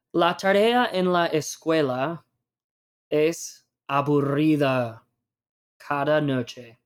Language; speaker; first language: Spanish; non-native, fluent; English